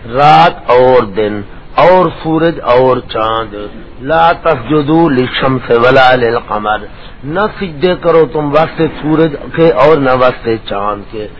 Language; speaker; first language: Urdu; non-native, local second language; Punjabi